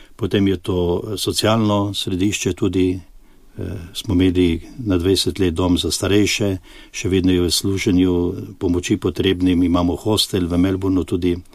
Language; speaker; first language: Slovenian; native; Slovenian